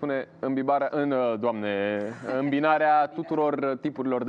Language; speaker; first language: Romanian; native; Romanian